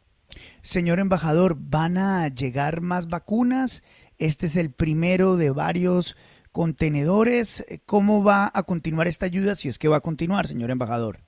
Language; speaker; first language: Spanish; native; Spanish